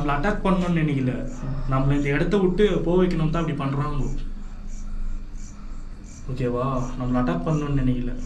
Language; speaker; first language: Tamil; native; Tamil